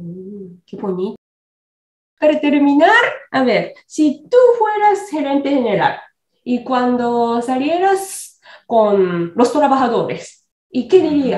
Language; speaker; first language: Spanish; non-native, fluent; Japanese